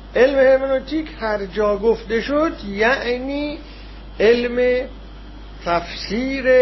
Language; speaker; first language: Persian; native; Persian